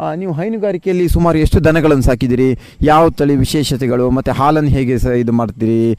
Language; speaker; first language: Kannada; native; Kannada